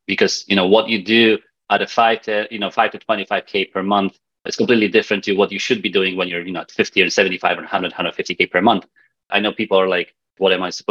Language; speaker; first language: English; non-native, fluent; Polish